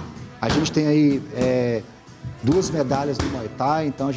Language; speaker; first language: Portuguese; native; Portuguese